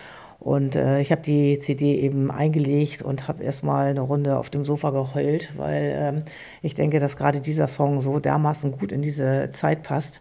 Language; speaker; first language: German; native; German